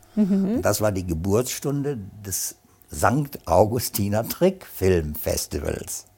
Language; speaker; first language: German; native; German